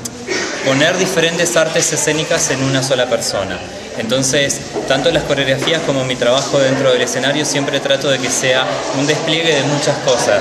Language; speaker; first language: Spanish; native; Spanish